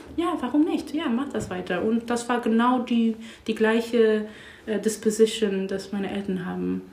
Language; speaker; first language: German; non-native, learner; English